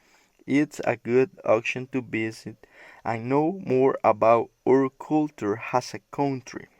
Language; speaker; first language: English; non-native, learner; Spanish